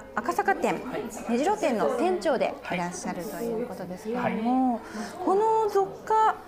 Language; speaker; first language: Japanese; native; Japanese